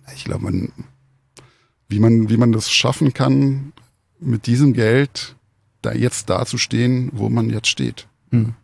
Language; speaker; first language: German; native; German